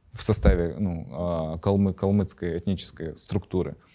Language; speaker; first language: Russian; native; Russian